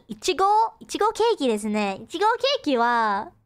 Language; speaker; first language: Japanese; non-native, fluent; English